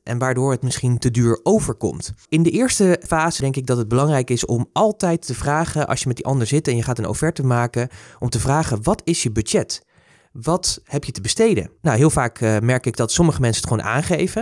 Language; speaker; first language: Dutch; native; Dutch